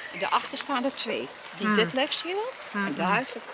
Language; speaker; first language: Dutch; native; Dutch